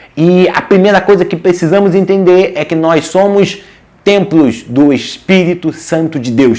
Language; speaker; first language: Portuguese; native; Portuguese